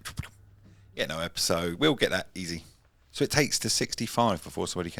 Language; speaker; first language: English; native; English